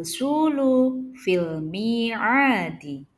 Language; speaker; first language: Arabic; non-native, fluent; Indonesian